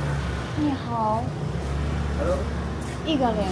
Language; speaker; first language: Chinese; non-native, learner; Japanese